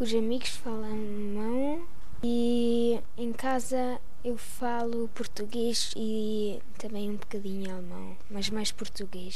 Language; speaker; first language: Portuguese; early bilingual, heritage; Portuguese